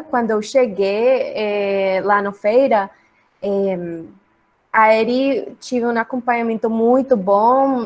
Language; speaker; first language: Portuguese; non-native, learner; Spanish